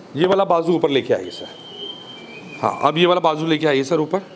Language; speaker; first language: Hindi; native; Hindi